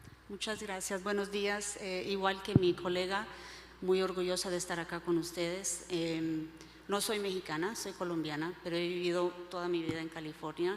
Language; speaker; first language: Spanish; early bilingual, other home language; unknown